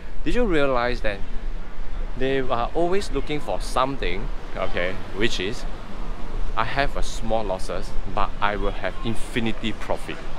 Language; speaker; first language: English; non-native, local second language; Chinese